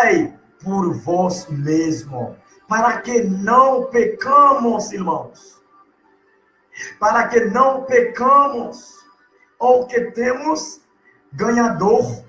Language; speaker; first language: Portuguese; non-native, learner; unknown